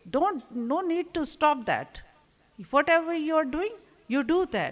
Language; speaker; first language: English; non-native, local second language; Hindi